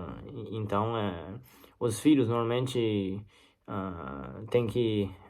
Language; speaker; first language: Portuguese; non-native, learner; Chinese